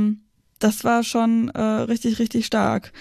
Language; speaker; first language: German; native; German